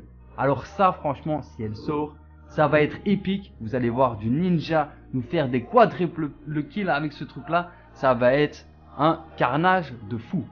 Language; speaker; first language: French; native; French